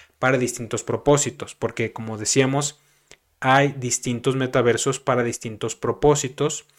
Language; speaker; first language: Spanish; native; Spanish